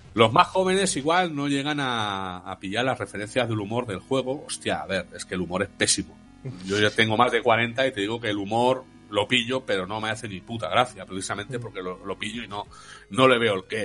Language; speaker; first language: Spanish; native; Spanish